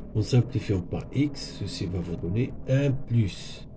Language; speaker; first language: French; non-native, local second language; Arabic